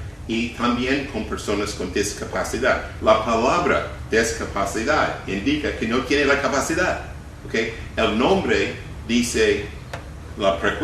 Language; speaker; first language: Spanish; non-native, fluent; English